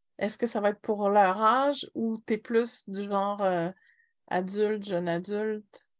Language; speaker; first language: French; native; French